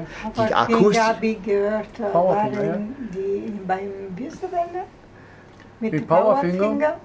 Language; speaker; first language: German; non-native, learner; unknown